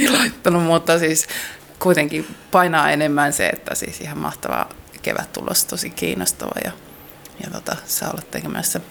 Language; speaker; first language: Finnish; native; Finnish